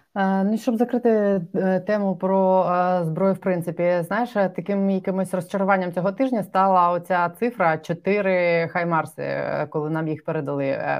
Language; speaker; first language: Ukrainian; native; Ukrainian